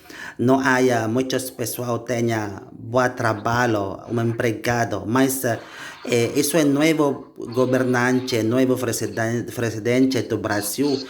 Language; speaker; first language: Portuguese; non-native, learner; Indonesian